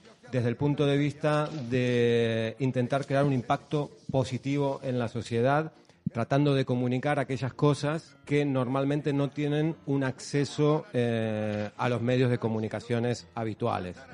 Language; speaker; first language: Spanish; native; Spanish